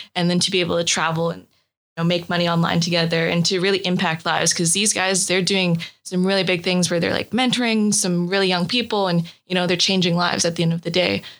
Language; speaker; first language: English; native; English